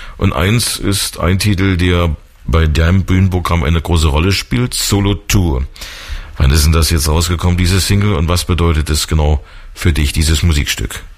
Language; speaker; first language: German; native; German